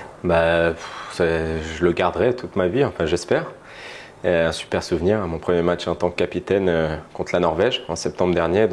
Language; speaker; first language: French; native; French